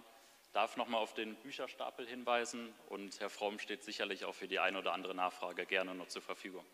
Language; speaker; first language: German; native; German